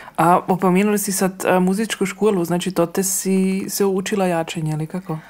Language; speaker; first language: Croatian; native; Croatian